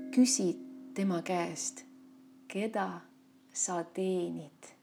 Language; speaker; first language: Estonian; non-native, local second language; Russian